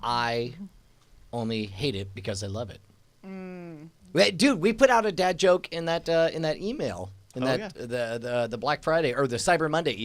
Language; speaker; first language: English; native; English